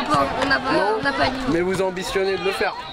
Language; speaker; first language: French; native; French